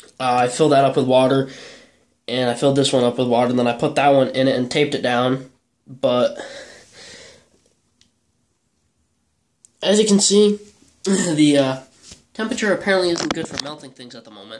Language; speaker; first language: English; native; English